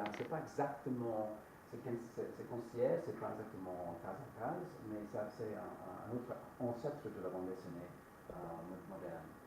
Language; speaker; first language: French; non-native, fluent; English